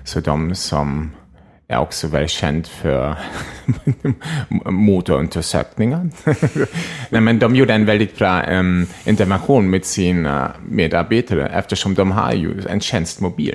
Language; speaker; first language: Swedish; non-native, fluent; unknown